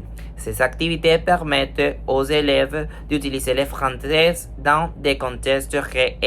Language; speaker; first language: French; non-native, fluent; Spanish